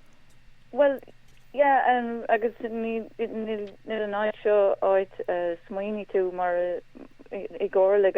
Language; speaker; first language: Irish; non-native, local second language; English